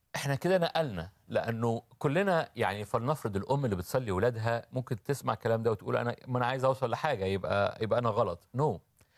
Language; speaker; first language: Arabic; native; Arabic